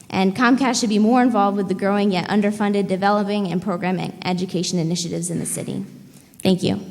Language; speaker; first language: English; native; English